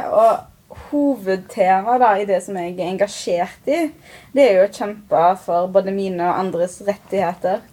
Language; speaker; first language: Norwegian; early bilingual, other home language; Arabic